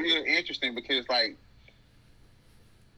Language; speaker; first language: English; native; English